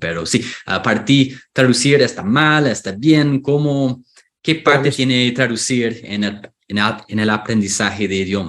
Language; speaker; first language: Spanish; non-native, fluent; English